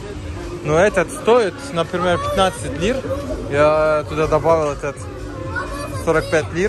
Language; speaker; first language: Russian; non-native, learner; Turkish